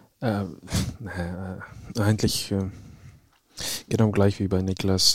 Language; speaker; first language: German; non-native, fluent; Czech